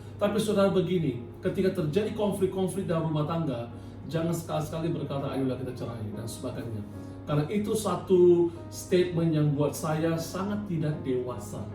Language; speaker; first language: Indonesian; non-native, fluent; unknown